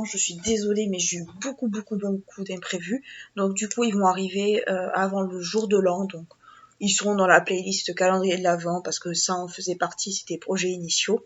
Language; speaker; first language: French; native; French